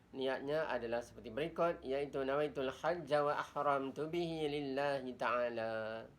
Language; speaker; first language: Malay; native; Malay